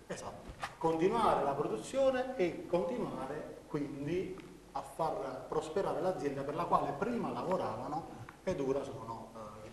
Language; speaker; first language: Italian; native; Italian